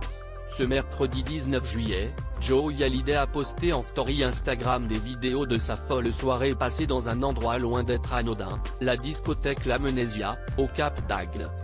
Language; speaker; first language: French; native; French